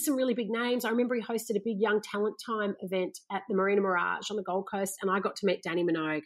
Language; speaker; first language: English; native; English